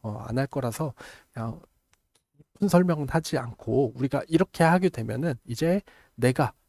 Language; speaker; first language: Korean; native; Korean